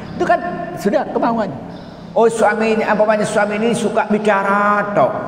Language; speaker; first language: Indonesian; non-native, local second language; Madurese